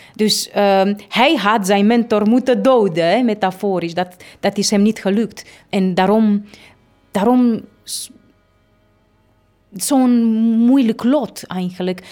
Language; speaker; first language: Dutch; non-native, fluent; Romanian